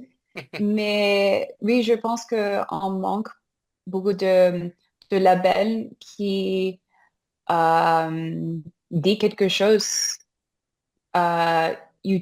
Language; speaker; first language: French; non-native, fluent; English